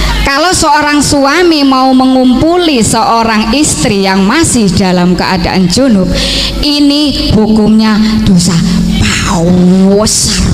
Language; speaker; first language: Indonesian; non-native, local second language; Javanese